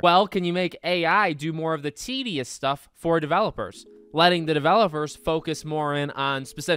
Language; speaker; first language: English; native; English